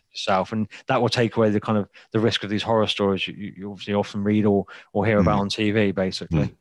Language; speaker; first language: English; native; English